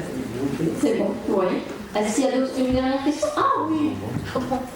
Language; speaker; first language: French; native; French